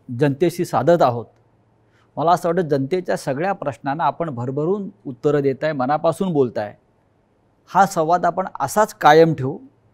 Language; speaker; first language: Marathi; native; Marathi